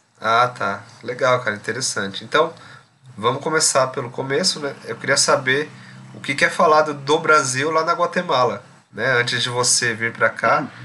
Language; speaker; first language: Portuguese; native; Portuguese